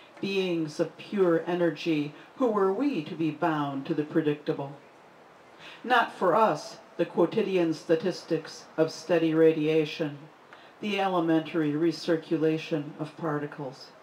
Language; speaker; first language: English; native; English